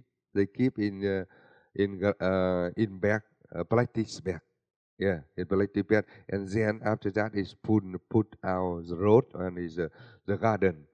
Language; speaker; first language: English; non-native, learner; Vietnamese